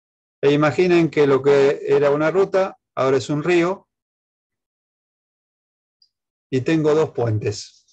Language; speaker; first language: Spanish; native; Spanish